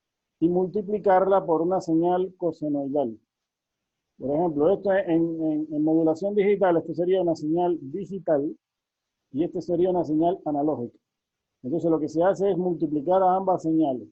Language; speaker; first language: Spanish; native; Spanish